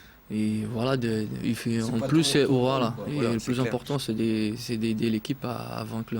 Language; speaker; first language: French; non-native, fluent; Portuguese